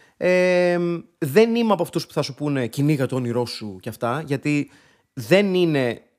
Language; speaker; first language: Greek; native; Greek